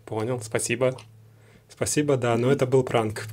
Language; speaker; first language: Russian; native; Russian